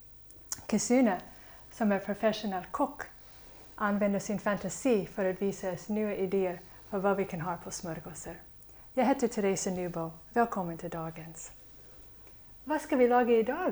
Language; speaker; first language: Swedish; non-native, fluent; English